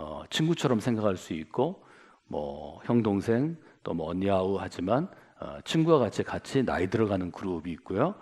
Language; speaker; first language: Korean; native; Korean